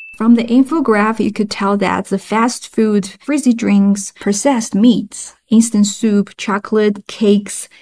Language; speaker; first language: English; non-native, fluent; Chinese